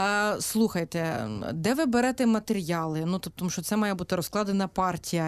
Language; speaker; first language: Ukrainian; native; Ukrainian